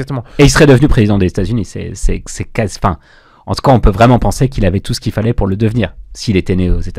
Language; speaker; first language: French; native; French